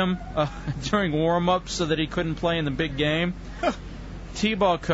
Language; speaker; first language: English; native; English